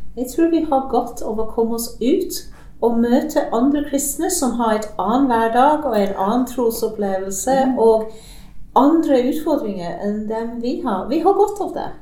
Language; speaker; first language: Norwegian; non-native, fluent; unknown